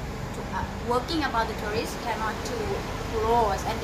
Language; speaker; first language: English; non-native, learner; Thai